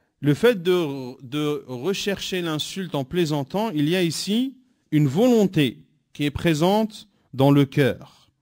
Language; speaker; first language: French; native; French